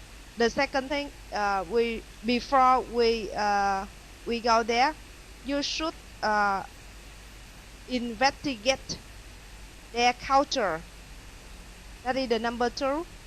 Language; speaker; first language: English; non-native, learner; Vietnamese